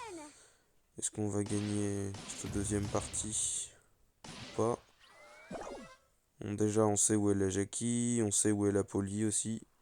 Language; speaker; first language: French; native; French